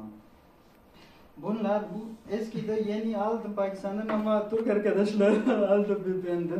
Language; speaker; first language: Turkish; non-native, learner; Pashto